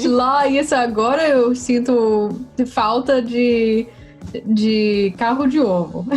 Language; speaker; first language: Portuguese; non-native, fluent; English